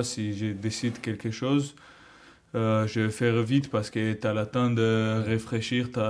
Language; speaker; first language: French; non-native, learner; Georgian